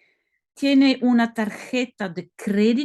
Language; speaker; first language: Spanish; non-native, learner; French